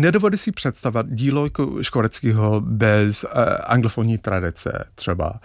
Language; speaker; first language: Czech; non-native, fluent; English